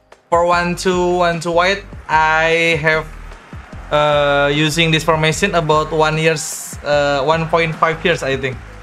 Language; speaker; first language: English; non-native, learner; Indonesian